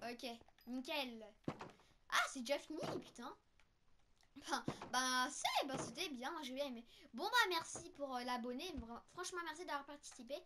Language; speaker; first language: French; native; French